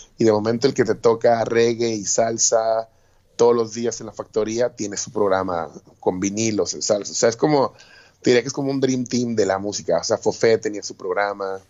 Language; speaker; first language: Spanish; native; Spanish